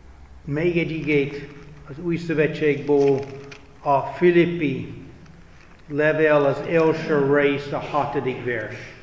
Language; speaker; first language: Hungarian; non-native, fluent; English